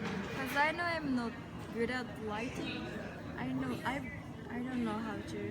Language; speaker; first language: English; non-native, learner; Japanese